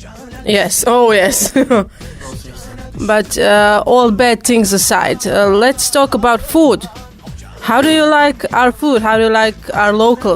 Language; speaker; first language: English; non-native, fluent; Croatian